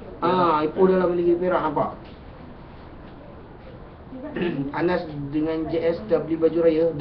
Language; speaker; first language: Malay; native; Malay